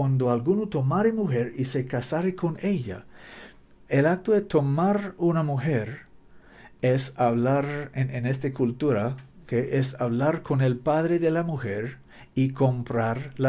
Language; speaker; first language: Spanish; non-native, learner; English